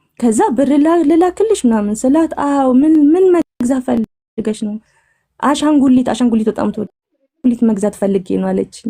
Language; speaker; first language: Amharic; native; Amharic